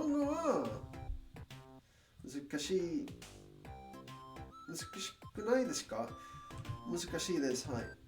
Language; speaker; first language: Japanese; non-native, learner; Spanish